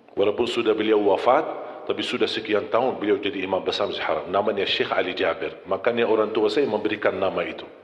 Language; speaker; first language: Malay; non-native, fluent; Arabic